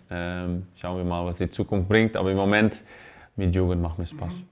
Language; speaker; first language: German; non-native, fluent; Dutch